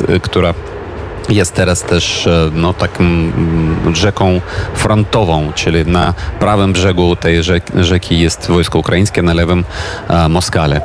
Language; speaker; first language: Polish; non-native, fluent; Ukrainian